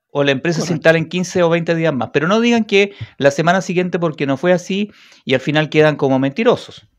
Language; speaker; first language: Spanish; native; Spanish